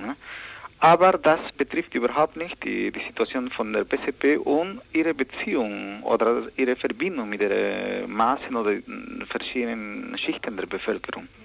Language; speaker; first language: German; non-native, learner; Spanish